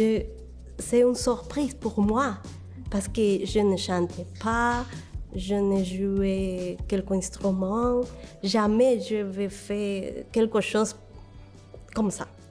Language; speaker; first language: French; non-native, learner; Spanish